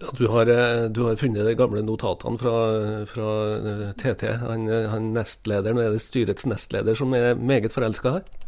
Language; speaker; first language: Norwegian; native; Norwegian